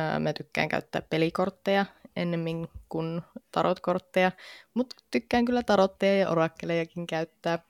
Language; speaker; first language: Finnish; native; Finnish